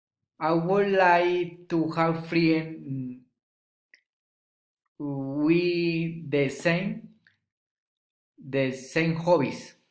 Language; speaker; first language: English; non-native, learner; Spanish